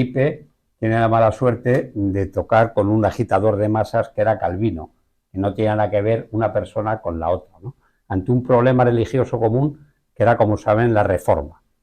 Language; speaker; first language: Spanish; native; Spanish